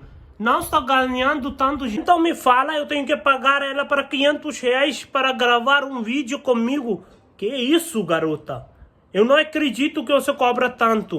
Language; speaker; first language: Portuguese; non-native, learner; Hindi